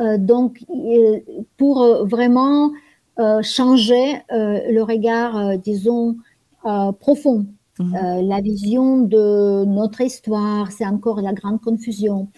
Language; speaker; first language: French; non-native, fluent; Ukrainian